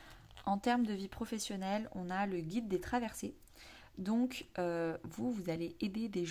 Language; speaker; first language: French; native; French